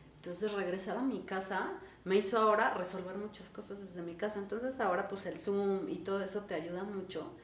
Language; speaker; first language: Spanish; native; Spanish